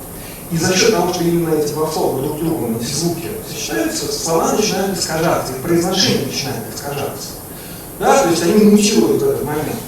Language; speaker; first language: Russian; native; Russian